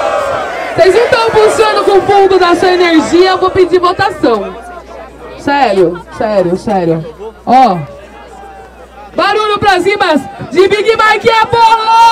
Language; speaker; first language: Portuguese; native; Portuguese